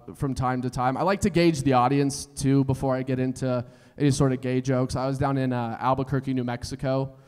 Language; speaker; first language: English; native; English